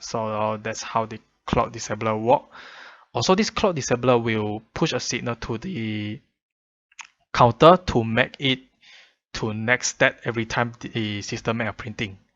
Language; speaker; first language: English; non-native, fluent; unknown